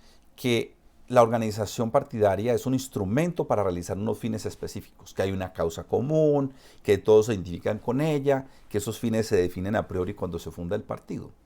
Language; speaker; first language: Spanish; native; Spanish